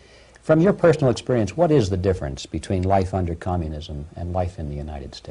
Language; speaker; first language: English; native; English